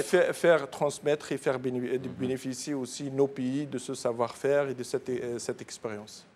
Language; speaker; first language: French; non-native, local second language; Arabic